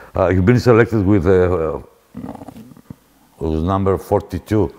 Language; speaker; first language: English; non-native, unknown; Greek